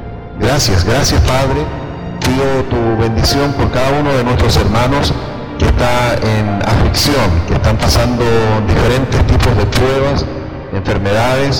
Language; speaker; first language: Spanish; native; Spanish